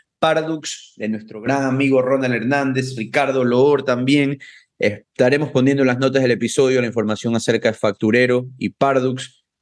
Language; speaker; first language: Spanish; native; Spanish